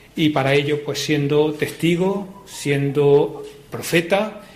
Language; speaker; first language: Spanish; native; Spanish